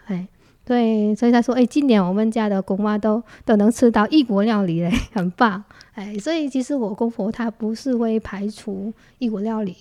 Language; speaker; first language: Chinese; non-native, fluent; Vietnamese